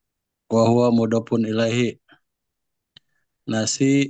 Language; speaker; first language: Arabic; non-native, learner; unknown